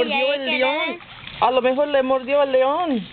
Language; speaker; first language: Spanish; non-native, fluent; English